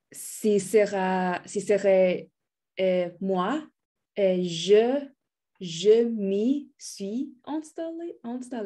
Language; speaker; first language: French; non-native, learner; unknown